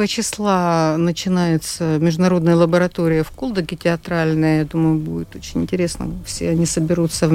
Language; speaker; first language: Russian; native; Russian